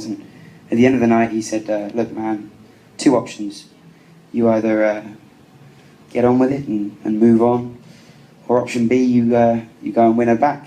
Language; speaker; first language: English; native; English